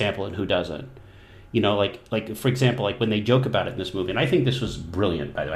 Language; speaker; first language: English; native; English